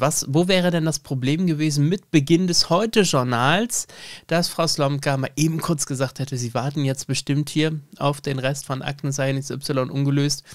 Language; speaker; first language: German; native; German